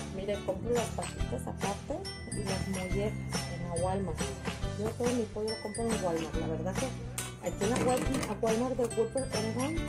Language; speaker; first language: Spanish; native; Spanish